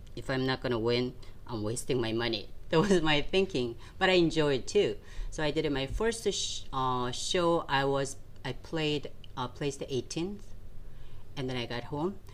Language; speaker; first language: English; non-native, fluent; Korean